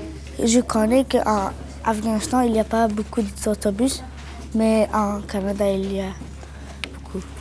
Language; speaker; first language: French; non-native, learner; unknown